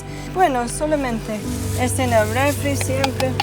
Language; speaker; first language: Spanish; non-native, learner; English